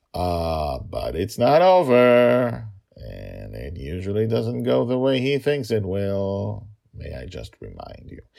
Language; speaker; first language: English; non-native, fluent; Hebrew